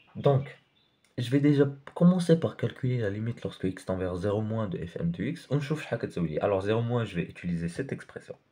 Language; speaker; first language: French; non-native, local second language; Arabic